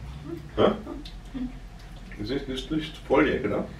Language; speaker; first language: German; native; German